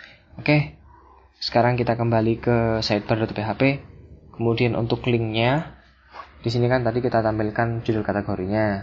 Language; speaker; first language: Indonesian; native; Indonesian